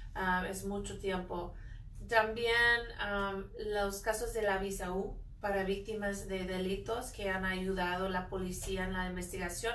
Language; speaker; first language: Spanish; non-native, fluent; English